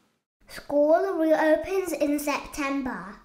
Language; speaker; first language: English; non-native, fluent; Chinese